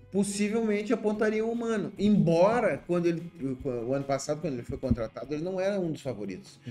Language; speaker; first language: Portuguese; native; Portuguese